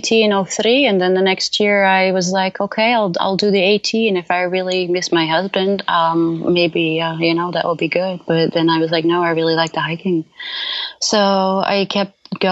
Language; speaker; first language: English; non-native, fluent; Dutch